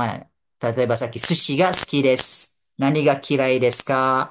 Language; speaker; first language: Japanese; non-native, fluent; Malay